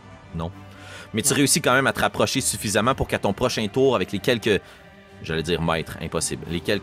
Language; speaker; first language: French; native; French